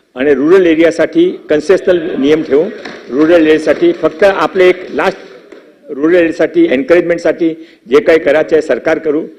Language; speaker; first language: Marathi; non-native, local second language; Hindi